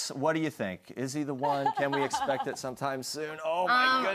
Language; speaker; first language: English; native; English